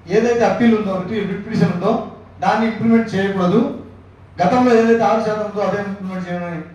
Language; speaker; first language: Telugu; non-native, local second language; Lambadi